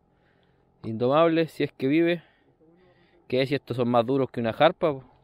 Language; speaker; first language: Spanish; native; Spanish